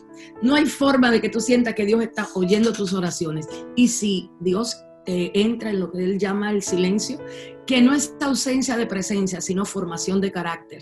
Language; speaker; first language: Spanish; native; Spanish